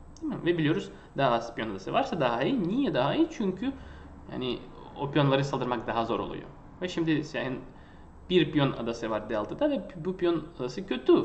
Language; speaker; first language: Turkish; non-native, fluent; Russian